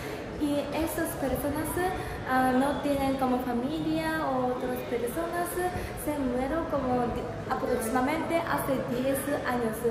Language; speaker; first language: Spanish; non-native, learner; Japanese